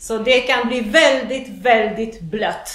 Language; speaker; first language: Swedish; non-native, fluent; Polish